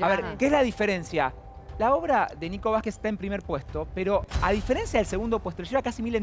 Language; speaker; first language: Spanish; native; Spanish